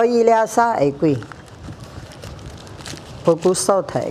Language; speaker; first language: French; non-native, learner; Chinese